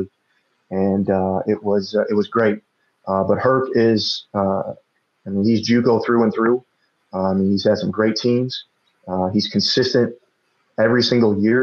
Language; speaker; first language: English; native; English